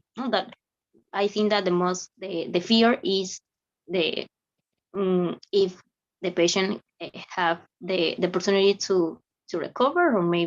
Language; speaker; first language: English; non-native, learner; Spanish